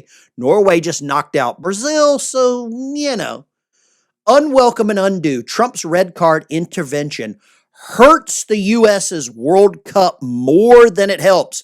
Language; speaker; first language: English; native; English